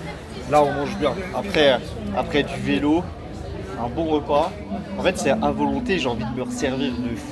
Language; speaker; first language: French; native; French